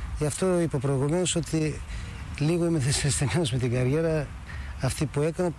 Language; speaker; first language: Greek; early bilingual, heritage; Greek